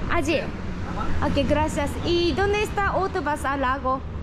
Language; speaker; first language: Spanish; non-native, learner; Japanese